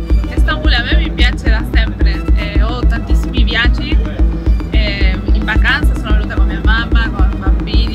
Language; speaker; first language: Italian; non-native, fluent; Spanish